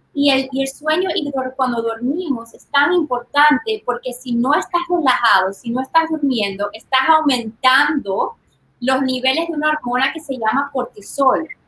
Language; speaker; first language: Spanish; early bilingual, heritage; Spanish